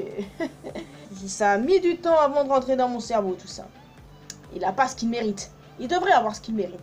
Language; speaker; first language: French; native; French